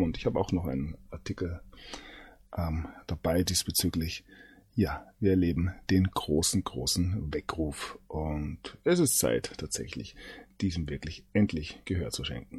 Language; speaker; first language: German; native; German